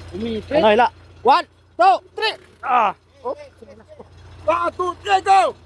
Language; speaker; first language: Filipino; native; Filipino